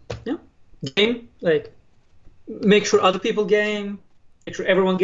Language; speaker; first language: English; non-native, fluent; Hebrew